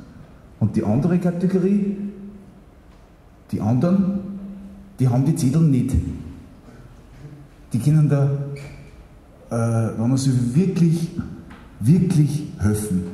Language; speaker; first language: German; native; German